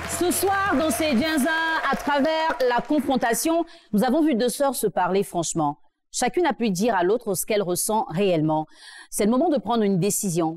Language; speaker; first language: French; native; French